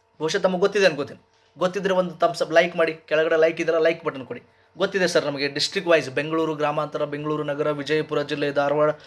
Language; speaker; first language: Kannada; native; Kannada